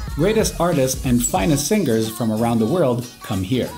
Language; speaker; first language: English; non-native, fluent; Italian